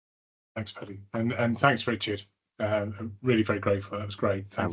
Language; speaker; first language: English; native; English